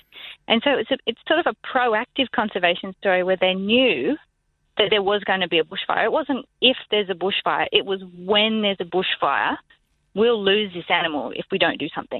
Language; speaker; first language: English; native; English